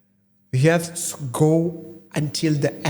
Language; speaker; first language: English; non-native, fluent; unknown